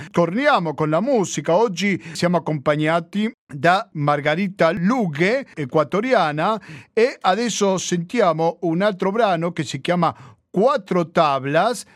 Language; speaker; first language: Italian; non-native, fluent; Spanish